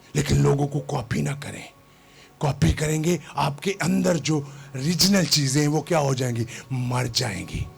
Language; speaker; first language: Urdu; non-native, local second language; Punjabi